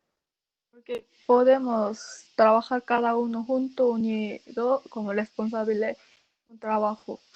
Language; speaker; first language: Spanish; non-native, learner; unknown